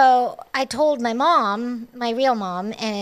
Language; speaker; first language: English; non-native, local second language; Cebuano